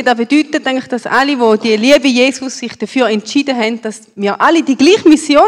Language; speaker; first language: German; native; German